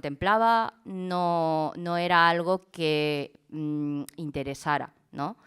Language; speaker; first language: Spanish; early bilingual, other home language; Chinese